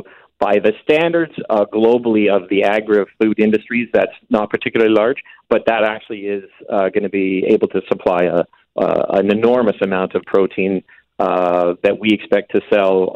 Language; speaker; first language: English; native; English